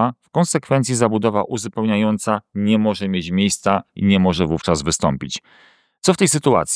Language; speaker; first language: Polish; native; Polish